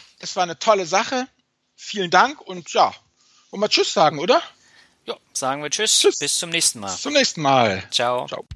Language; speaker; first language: German; native; German